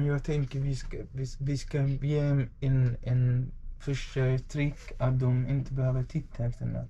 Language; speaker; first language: Swedish; early bilingual, other home language; Arabic